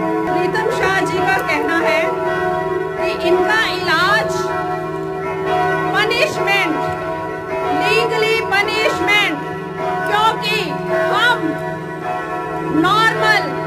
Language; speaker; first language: Hindi; native; Hindi